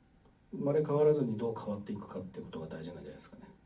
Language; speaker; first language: Japanese; native; Japanese